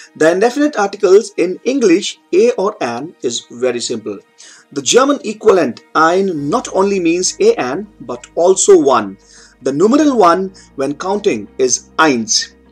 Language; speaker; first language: English; non-native, local second language; Hindi